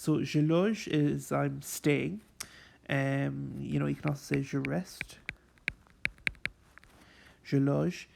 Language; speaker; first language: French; non-native, fluent; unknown